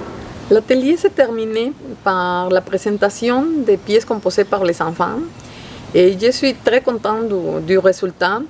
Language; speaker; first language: French; non-native, fluent; Spanish